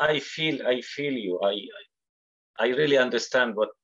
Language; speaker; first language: English; non-native, fluent; Arabic